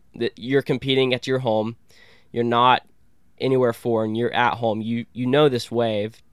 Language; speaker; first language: English; native; English